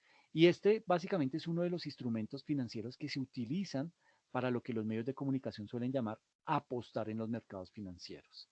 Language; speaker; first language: Spanish; native; Spanish